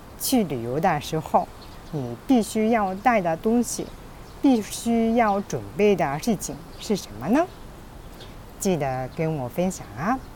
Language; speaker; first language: Chinese; non-native, fluent; Japanese